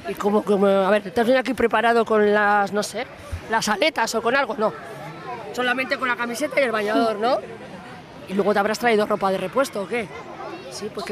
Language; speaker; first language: Spanish; native; Spanish